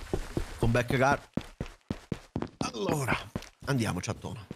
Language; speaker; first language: Italian; native; Italian